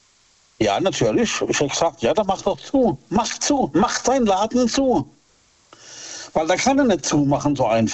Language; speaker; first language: German; native; German